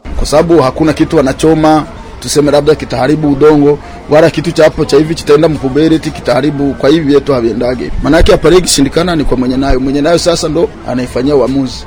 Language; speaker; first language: Swahili; non-native, local second language; Rundi